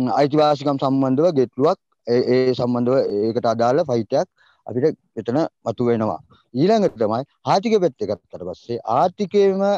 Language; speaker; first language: Sinhala; non-native, local second language; Tamil